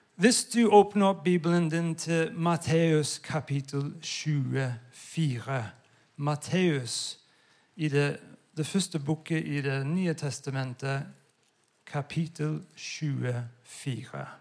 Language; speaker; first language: Norwegian; non-native, fluent; English